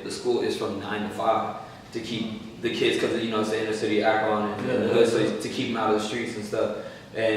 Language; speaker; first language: English; native; English